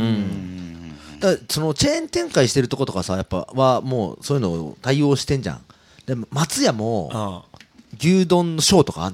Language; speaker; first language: Japanese; native; Japanese